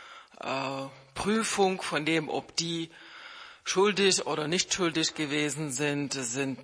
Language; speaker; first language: German; non-native, fluent; Czech